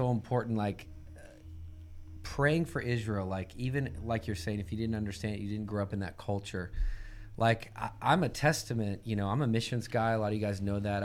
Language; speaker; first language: English; native; English